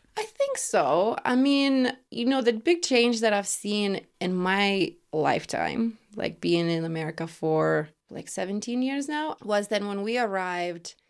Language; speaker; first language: English; non-native, fluent; Lithuanian